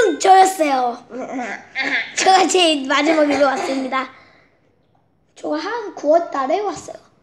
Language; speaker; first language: Korean; early bilingual, heritage; Korean